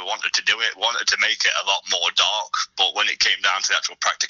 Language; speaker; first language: English; native; English